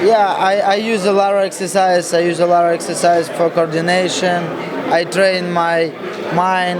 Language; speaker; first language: English; non-native, learner; Russian